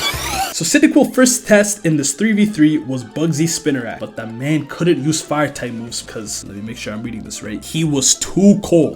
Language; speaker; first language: English; native; English